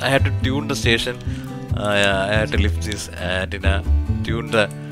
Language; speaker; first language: English; non-native, local second language; Malayalam